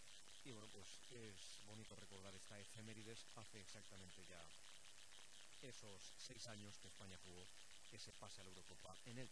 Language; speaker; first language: Spanish; native; Spanish